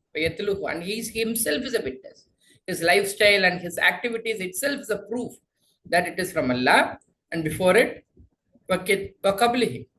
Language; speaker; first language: English; non-native, local second language; Tamil